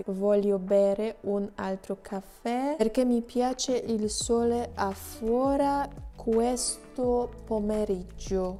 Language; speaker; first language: Italian; non-native, learner; Polish